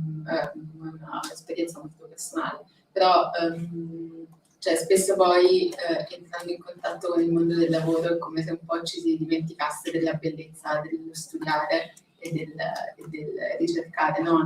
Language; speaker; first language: Italian; native; Italian